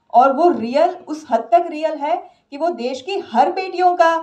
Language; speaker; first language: Hindi; non-native, local second language; Gujarati